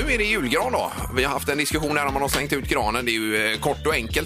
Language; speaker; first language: Swedish; native; Swedish